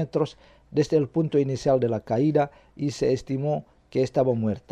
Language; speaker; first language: Spanish; non-native, fluent; Indonesian